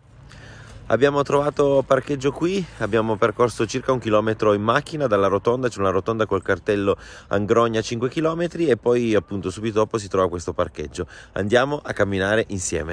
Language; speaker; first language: Italian; native; Italian